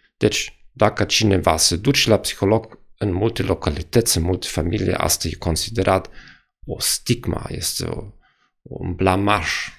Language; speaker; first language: Romanian; non-native, fluent; German